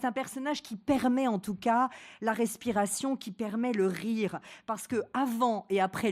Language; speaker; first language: French; native; French